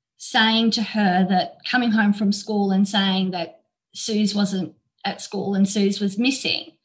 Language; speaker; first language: English; native; English